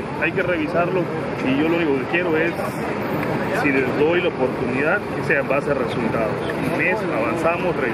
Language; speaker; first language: Spanish; native; Spanish